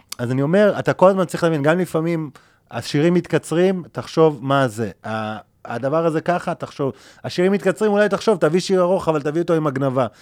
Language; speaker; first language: Hebrew; native; Hebrew